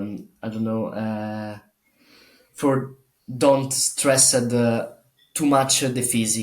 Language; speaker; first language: English; non-native, learner; Italian